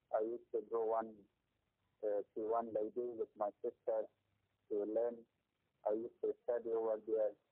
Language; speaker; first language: English; non-native, learner; Persian